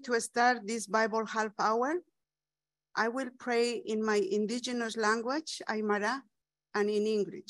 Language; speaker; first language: English; non-native, fluent; Spanish